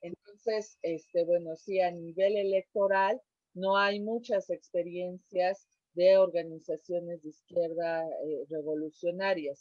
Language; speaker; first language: Spanish; native; Spanish